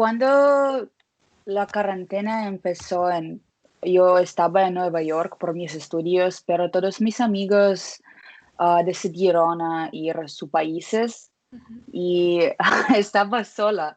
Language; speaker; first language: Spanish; non-native, learner; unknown